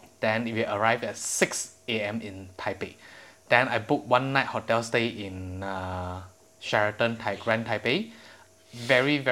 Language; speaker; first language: English; non-native, local second language; Chinese